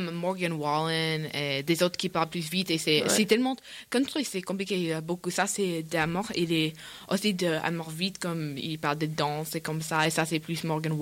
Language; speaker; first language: French; non-native, learner; English